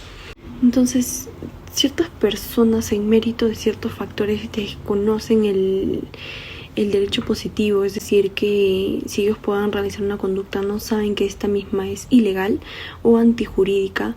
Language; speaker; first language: Spanish; native; Spanish